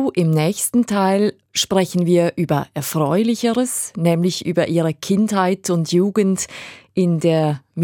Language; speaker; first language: German; native; German